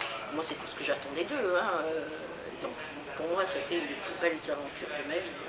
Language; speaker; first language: French; native; French